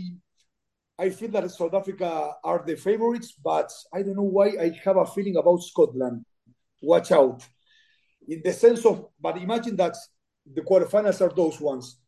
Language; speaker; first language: English; non-native, fluent; Spanish